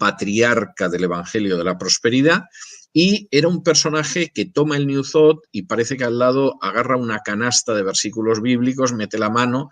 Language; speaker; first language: Spanish; native; Spanish